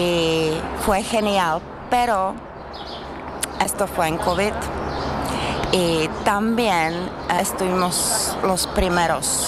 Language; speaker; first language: Spanish; non-native, fluent; Czech